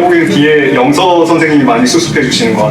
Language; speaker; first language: Korean; native; Korean